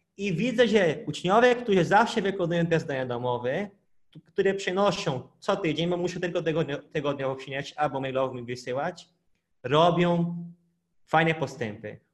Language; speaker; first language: Polish; non-native, fluent; Portuguese